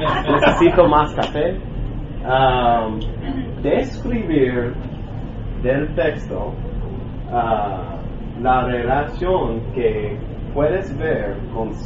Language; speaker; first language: Spanish; non-native, learner; English